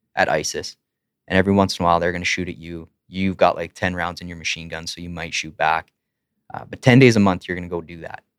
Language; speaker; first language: English; native; English